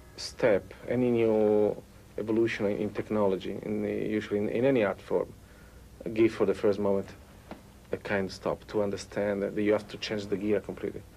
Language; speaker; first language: English; non-native, fluent; Italian